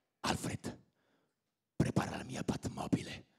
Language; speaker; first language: Italian; native; Italian